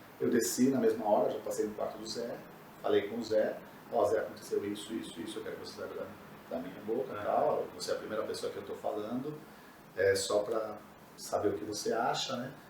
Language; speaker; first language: Portuguese; native; Portuguese